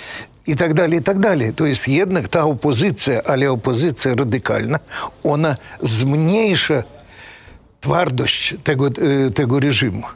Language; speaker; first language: Polish; non-native, fluent; Russian